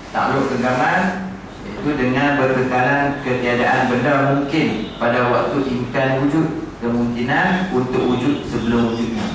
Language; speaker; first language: Malay; native; Malay